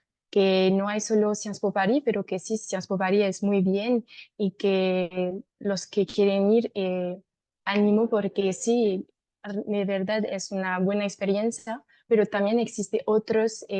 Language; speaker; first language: Spanish; non-native, fluent; French